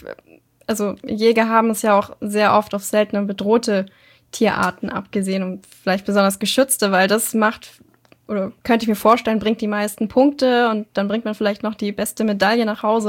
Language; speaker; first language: German; native; German